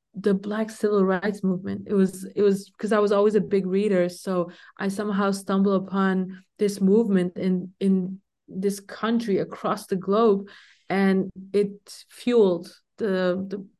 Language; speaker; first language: English; early bilingual, heritage; Danish